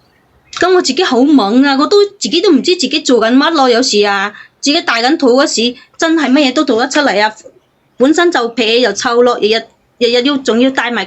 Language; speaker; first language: Cantonese; native; Cantonese